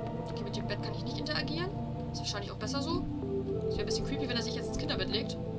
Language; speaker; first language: German; native; German